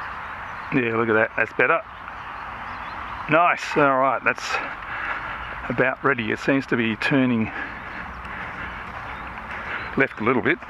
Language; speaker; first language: English; native; English